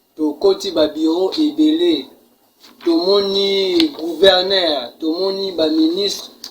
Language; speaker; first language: Lingala; non-native, local second language; Kongo